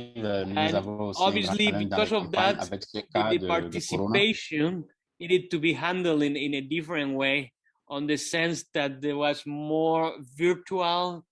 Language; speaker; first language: English; non-native, fluent; Kabuverdianu